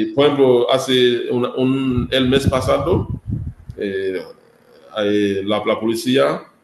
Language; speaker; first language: Spanish; non-native, fluent; Haitian Creole